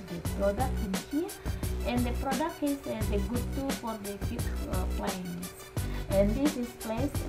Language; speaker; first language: English; non-native, learner; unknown